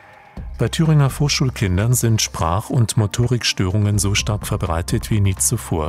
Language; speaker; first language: German; native; German